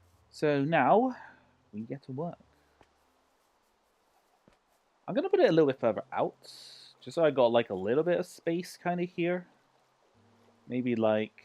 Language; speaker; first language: English; native; English